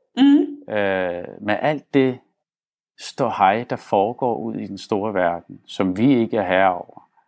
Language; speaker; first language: Danish; non-native, local second language; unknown